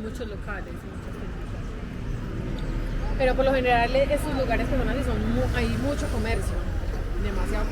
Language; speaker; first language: Spanish; native; Spanish